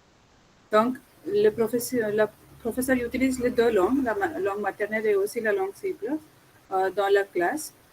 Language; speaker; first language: French; non-native, fluent; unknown